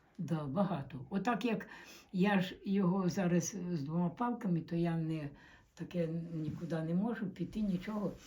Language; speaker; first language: Ukrainian; native; Ukrainian